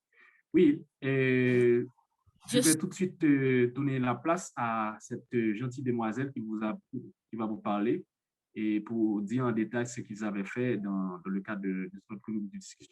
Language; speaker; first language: French; non-native, local second language; Haitian Creole